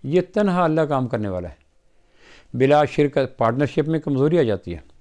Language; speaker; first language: Urdu; native; Urdu